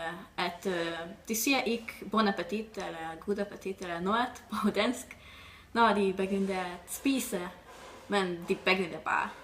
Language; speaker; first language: Danish; non-native, learner; Hungarian